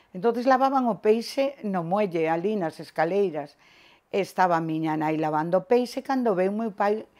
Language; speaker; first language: Galician; native; Galician